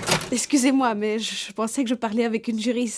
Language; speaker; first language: French; native; French